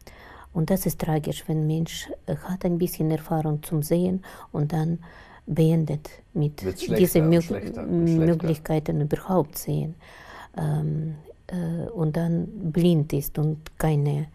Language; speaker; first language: German; non-native, learner; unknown